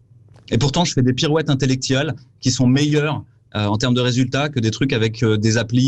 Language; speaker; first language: French; native; French